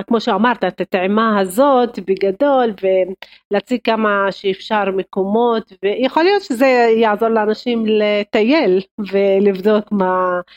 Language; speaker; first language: Hebrew; non-native, local second language; Arabic